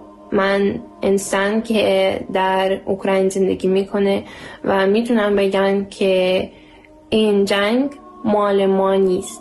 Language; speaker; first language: Persian; non-native, learner; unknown